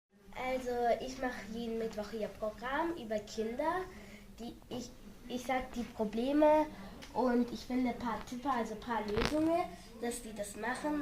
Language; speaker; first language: German; early bilingual, other home language; Arabic